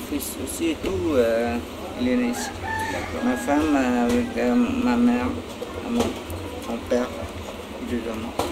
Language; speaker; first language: French; non-native, local second language; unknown